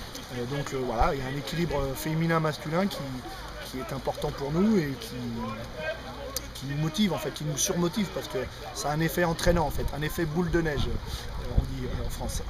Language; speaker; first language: French; native; French